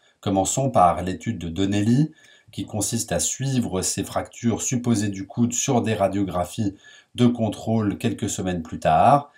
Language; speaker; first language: French; native; French